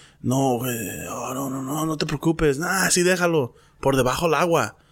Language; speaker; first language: Spanish; early bilingual, heritage; Spanish